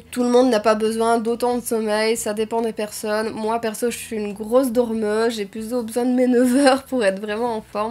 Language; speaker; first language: French; native; French